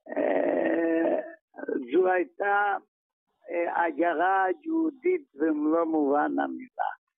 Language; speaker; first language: Hebrew; non-native, fluent; Yiddish